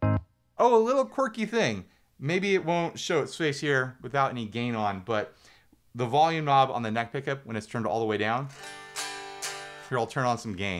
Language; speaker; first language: English; native; English